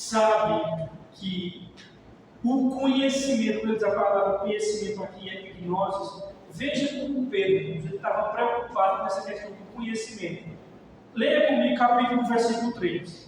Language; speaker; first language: Portuguese; native; Portuguese